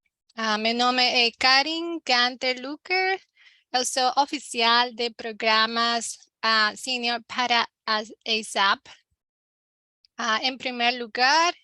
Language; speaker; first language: Portuguese; non-native, learner; Spanish